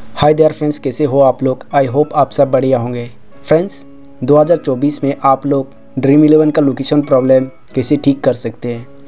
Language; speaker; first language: Hindi; non-native, local second language; Assamese